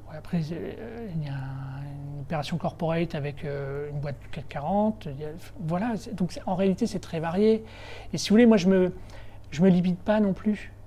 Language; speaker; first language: French; native; French